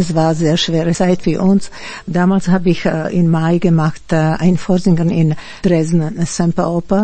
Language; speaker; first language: German; non-native, fluent; Slovak